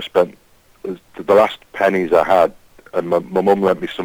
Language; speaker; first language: English; native; English